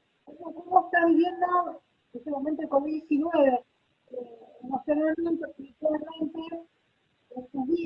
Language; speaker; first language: Spanish; native; Spanish